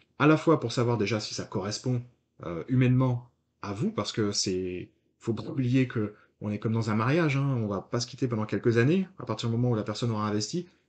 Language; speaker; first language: French; native; French